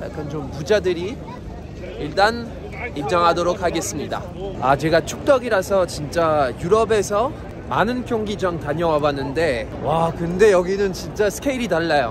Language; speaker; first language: Korean; non-native, fluent; French